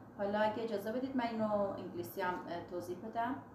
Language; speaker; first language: Persian; native; Persian